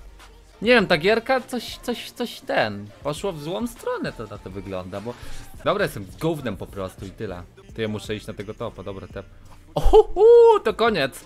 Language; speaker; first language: Polish; native; Polish